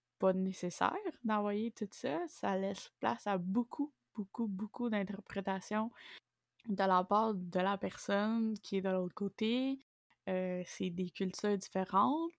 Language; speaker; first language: French; early bilingual, other home language; Spanish